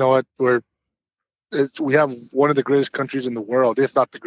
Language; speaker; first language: English; native; English